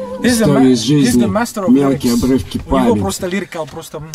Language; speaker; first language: Russian; non-native, learner; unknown